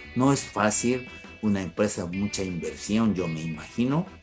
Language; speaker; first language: Spanish; non-native, fluent; Japanese